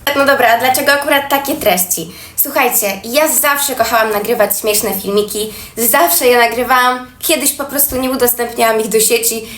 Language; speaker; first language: Polish; native; Polish